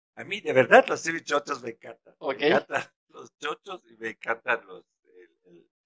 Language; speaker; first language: Spanish; non-native, fluent; German